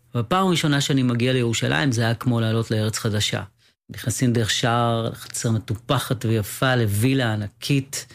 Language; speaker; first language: Hebrew; native; Hebrew